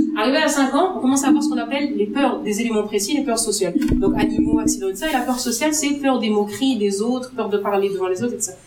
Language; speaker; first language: French; non-native, local second language; Arabic